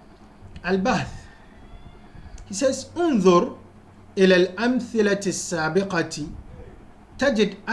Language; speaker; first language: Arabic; non-native, fluent; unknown